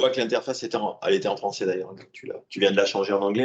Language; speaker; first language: French; native; French